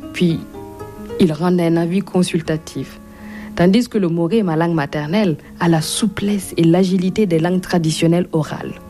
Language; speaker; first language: French; non-native, local second language; Mossi